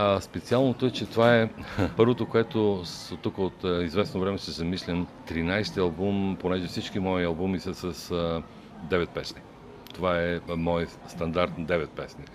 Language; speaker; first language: Bulgarian; native; Bulgarian